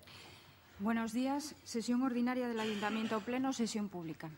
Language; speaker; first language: Spanish; native; Spanish